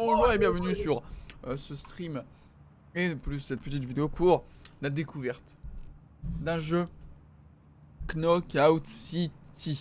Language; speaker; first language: French; native; French